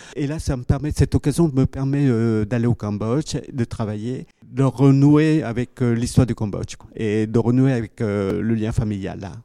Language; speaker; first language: French; early bilingual, other home language; Khmer